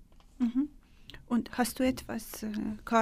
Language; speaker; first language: German; non-native, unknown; Persian